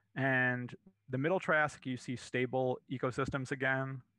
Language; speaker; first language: English; native; English